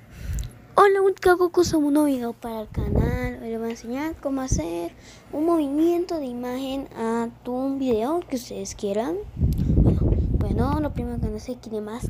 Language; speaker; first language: Spanish; native; Spanish